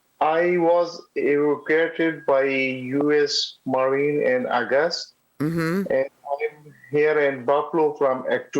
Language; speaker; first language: English; non-native, learner; Pashto